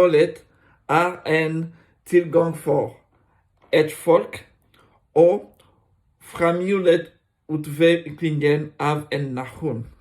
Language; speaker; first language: Swedish; non-native, learner; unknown